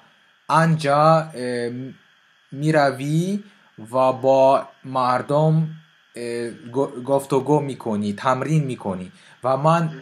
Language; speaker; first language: Persian; non-native, learner; French